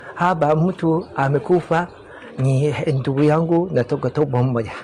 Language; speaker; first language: Swahili; non-native, learner; Chinese